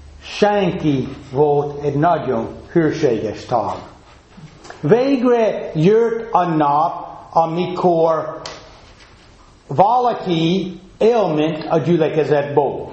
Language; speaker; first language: Hungarian; non-native, fluent; English